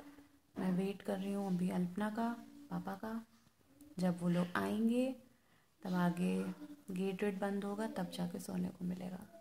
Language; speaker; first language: Hindi; native; Hindi